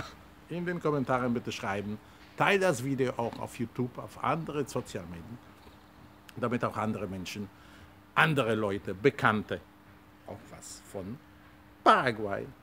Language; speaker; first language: German; non-native, fluent; Polish